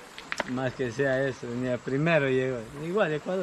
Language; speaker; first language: Spanish; native; Spanish